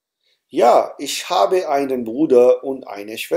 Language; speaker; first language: German; non-native, fluent; Urdu